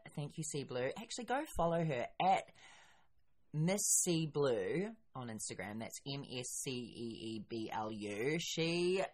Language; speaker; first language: English; native; English